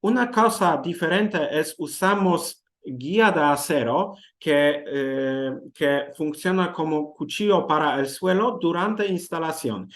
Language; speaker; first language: Spanish; non-native, learner; Polish